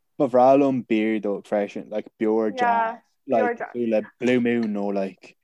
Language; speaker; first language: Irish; non-native, local second language; English